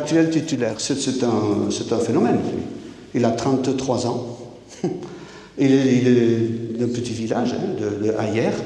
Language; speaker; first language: French; native; French